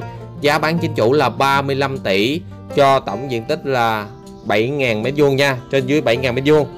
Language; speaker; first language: Vietnamese; native; Vietnamese